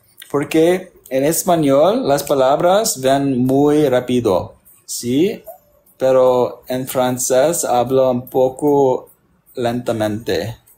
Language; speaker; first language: Spanish; non-native, learner; English